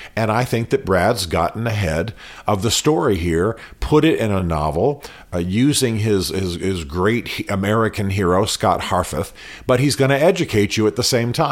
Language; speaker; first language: English; native; English